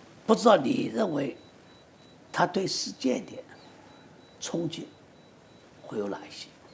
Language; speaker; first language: Chinese; native; Chinese